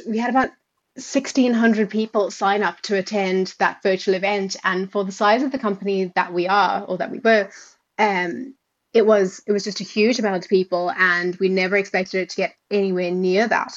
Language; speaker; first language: English; native; English